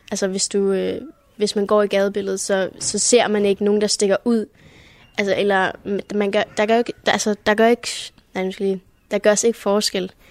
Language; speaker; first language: Danish; early bilingual, heritage; Danish